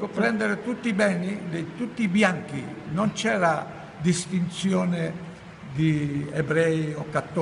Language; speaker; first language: Italian; non-native, fluent; Ladino